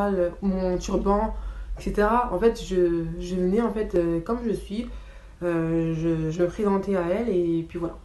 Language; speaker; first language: French; early bilingual, other home language; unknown